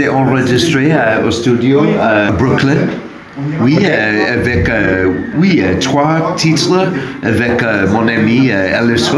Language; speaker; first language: French; non-native, learner; English